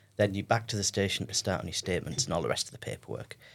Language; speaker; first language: English; native; English